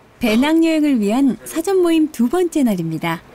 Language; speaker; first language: Korean; native; Korean